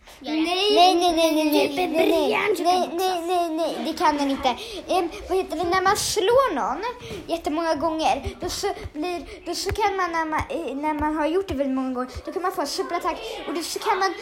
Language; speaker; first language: Swedish; native; Swedish